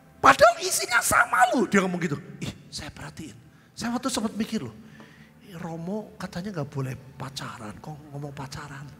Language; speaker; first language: Indonesian; native; Indonesian